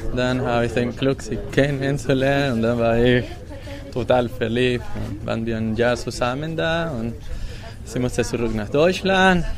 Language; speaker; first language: German; non-native, learner; Spanish